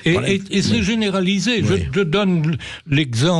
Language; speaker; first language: French; native; French